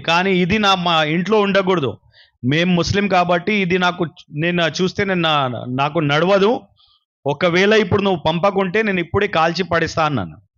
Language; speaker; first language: Telugu; non-native, local second language; Urdu